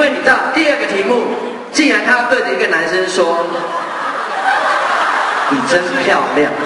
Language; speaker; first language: Chinese; native; Chinese